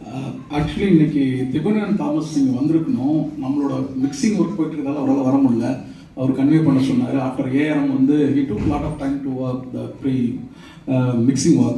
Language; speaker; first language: Tamil; native; Tamil